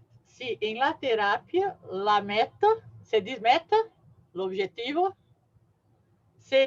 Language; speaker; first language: Spanish; non-native, learner; Portuguese